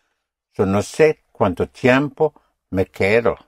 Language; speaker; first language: Spanish; non-native, fluent; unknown